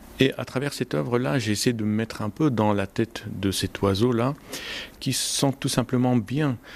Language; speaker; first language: French; non-native, fluent; Arabic